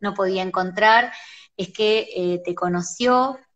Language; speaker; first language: Spanish; native; Spanish